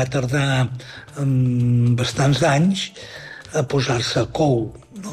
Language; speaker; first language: Catalan; native; Catalan